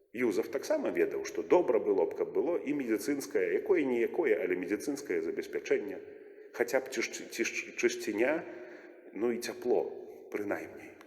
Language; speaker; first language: Belarusian; native; Belarusian